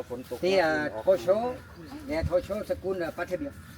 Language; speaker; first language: French; non-native, learner; Thai